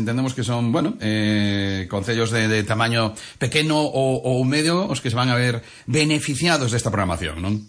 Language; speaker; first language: Galician; non-native, local second language; Spanish